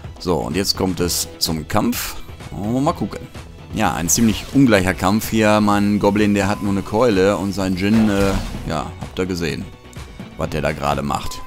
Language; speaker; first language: German; native; German